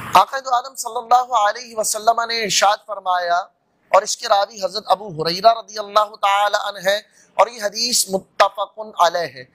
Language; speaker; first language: Urdu; native; Urdu